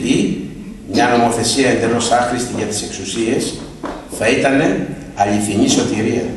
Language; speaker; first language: Greek; native; Greek